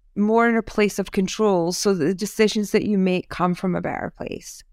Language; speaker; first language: English; native; English